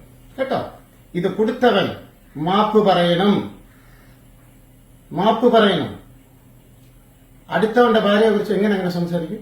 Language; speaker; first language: Malayalam; non-native, fluent; Tamil